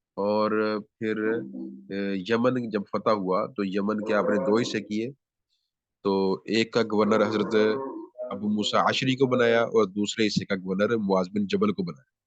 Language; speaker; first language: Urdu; non-native, local second language; Punjabi